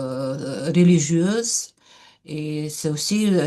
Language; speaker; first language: French; non-native, learner; Russian